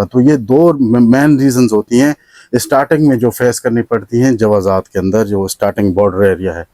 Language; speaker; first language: Urdu; native; Urdu